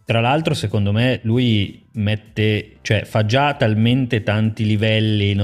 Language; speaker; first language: Italian; native; Italian